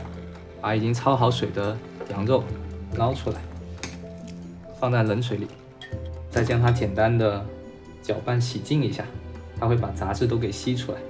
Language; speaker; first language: Chinese; native; Chinese